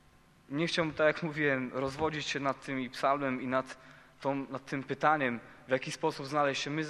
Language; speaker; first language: Polish; native; Polish